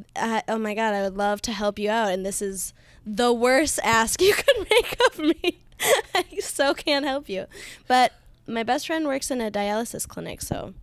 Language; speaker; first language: English; native; English